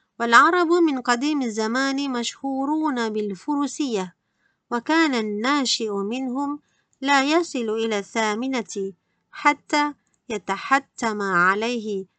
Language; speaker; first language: Arabic; non-native, fluent; Malay